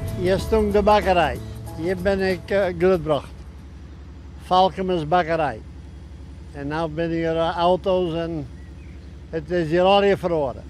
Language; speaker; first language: Dutch; non-native, local second language; Western Frisian